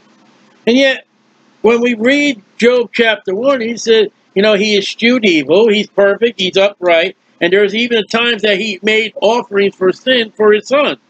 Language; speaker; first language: English; native; English